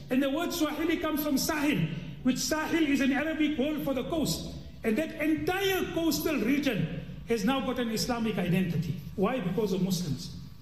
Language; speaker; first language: English; early bilingual, other home language; Urdu